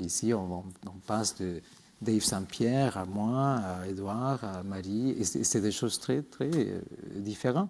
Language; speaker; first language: French; non-native, fluent; Spanish